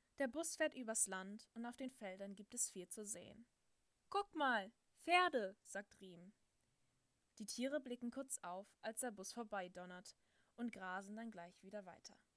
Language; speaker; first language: German; native; German